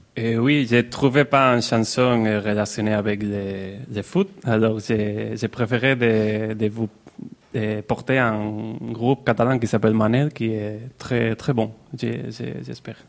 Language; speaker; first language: French; non-native, learner; Spanish